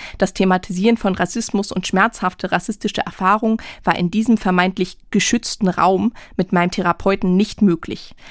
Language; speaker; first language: German; native; German